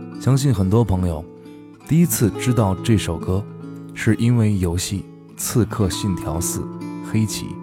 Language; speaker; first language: Chinese; native; Chinese